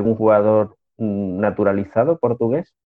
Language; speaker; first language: Portuguese; non-native, learner; Spanish